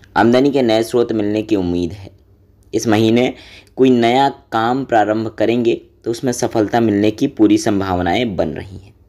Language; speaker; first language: Hindi; native; Hindi